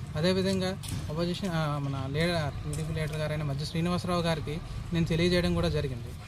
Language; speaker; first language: Telugu; native; Telugu